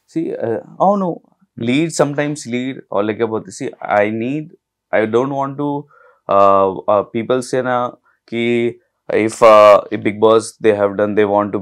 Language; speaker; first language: Telugu; non-native, local second language; Hindi